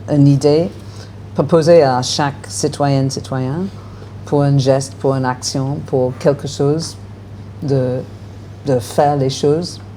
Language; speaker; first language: French; non-native, fluent; English